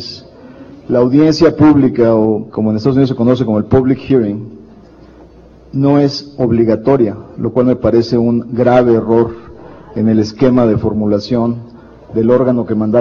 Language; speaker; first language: Spanish; native; Spanish